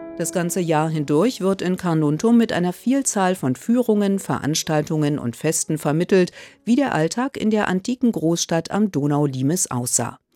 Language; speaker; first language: German; native; German